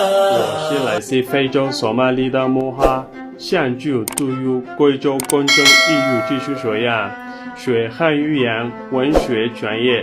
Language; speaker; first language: Chinese; non-native, learner; Somali